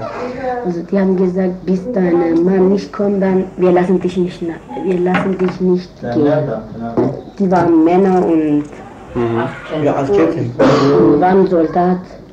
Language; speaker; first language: German; non-native, learner; Kurdish